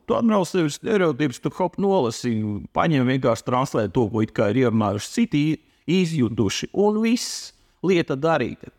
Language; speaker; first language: Latvian; native; Latvian